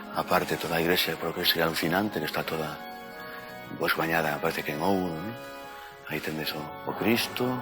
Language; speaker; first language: Galician; native; Galician